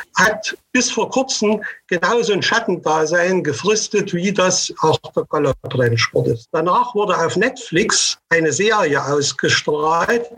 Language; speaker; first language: German; native; German